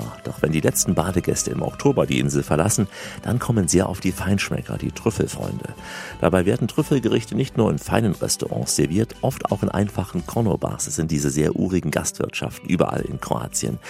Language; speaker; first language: German; native; German